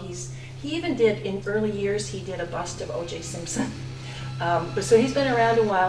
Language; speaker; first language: English; native; English